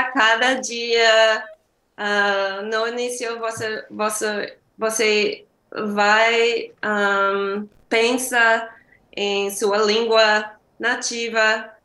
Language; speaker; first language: Portuguese; non-native, learner; English